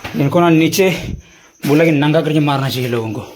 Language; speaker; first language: Hindi; non-native, local second language; Marathi